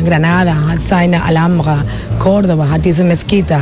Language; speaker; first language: German; non-native, fluent; Spanish